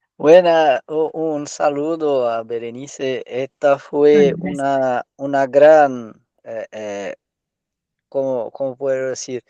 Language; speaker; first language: Spanish; non-native, learner; Portuguese